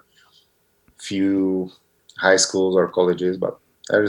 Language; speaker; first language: English; non-native, fluent; Slovak